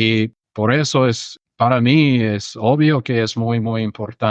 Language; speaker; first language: Spanish; non-native, fluent; English